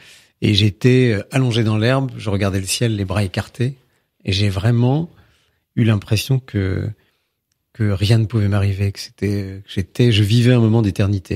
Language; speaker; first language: French; native; French